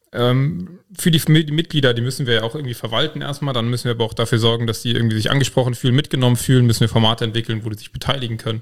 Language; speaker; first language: German; native; German